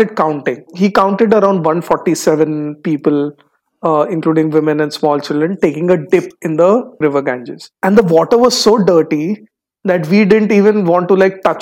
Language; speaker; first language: English; non-native, local second language; Hindi